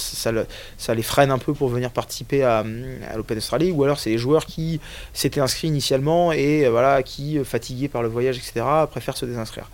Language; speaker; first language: French; native; French